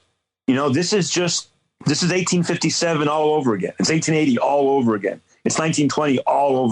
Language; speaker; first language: English; native; English